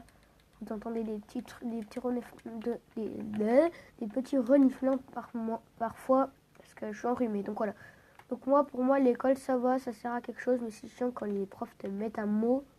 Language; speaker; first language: French; native; French